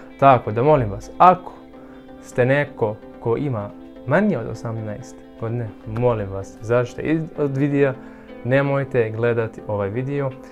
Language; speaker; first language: Bosnian; non-native, fluent; Arabic